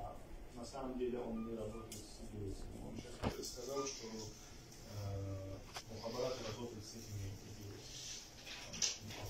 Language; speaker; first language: Russian; non-native, fluent; Arabic